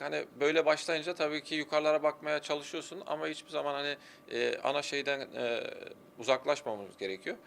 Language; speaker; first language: Turkish; early bilingual, heritage; Turkish